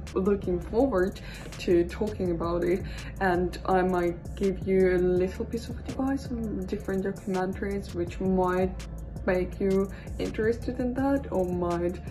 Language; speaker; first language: English; non-native, fluent; Russian